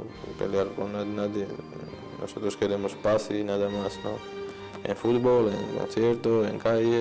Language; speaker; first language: Spanish; non-native, fluent; Georgian